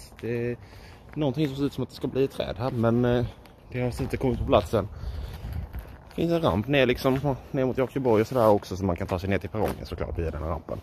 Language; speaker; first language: Swedish; native; Swedish